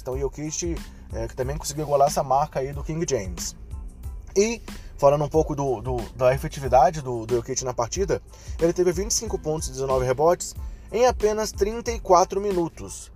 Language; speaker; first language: Portuguese; native; Portuguese